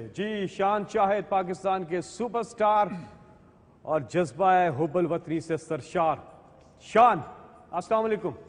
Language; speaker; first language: Urdu; native; Urdu